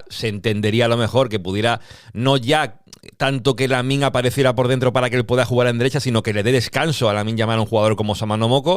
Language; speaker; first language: Spanish; native; Spanish